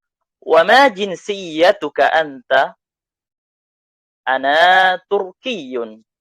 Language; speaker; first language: Arabic; non-native, fluent; Indonesian